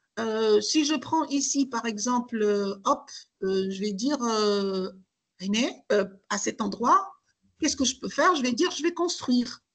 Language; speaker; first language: French; non-native, local second language; Arabic